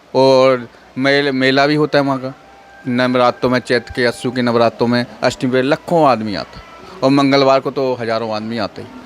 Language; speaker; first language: Hindi; non-native, local second language; Punjabi